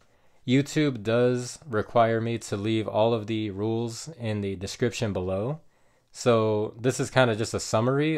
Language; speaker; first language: English; native; English